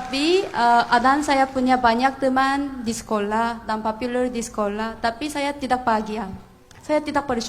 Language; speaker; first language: Indonesian; non-native, fluent; Korean